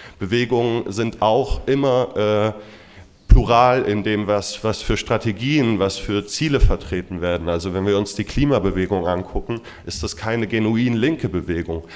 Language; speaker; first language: German; native; German